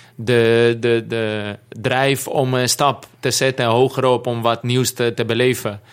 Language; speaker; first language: Dutch; non-native, fluent; Greek